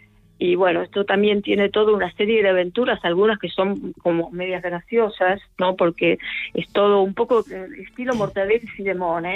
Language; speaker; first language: Spanish; native; Spanish